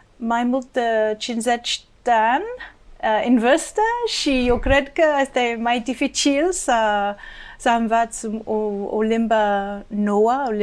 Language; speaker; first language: Romanian; non-native, learner; English